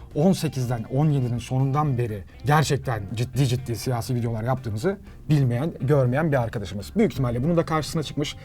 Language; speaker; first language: Turkish; native; Turkish